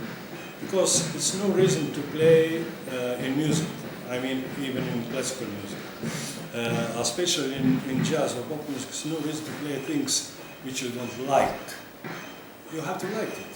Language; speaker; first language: English; non-native, fluent; Estonian